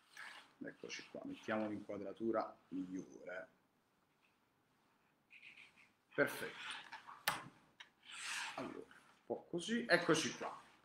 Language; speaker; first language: Italian; native; Italian